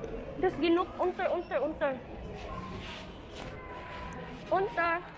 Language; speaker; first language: German; non-native, learner; Filipino